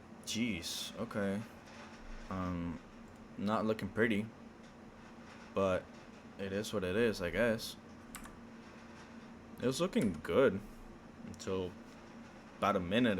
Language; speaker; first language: English; early bilingual, other home language; Spanish